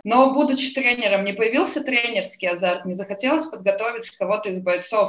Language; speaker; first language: Russian; native; Russian